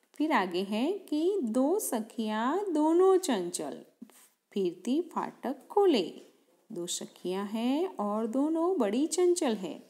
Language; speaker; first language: Hindi; non-native, local second language; Gujarati